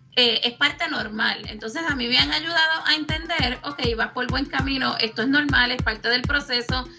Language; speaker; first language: Spanish; native; Spanish